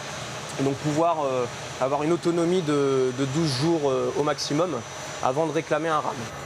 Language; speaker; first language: French; native; French